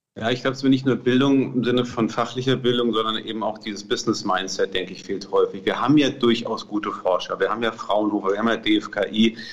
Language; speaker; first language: German; native; German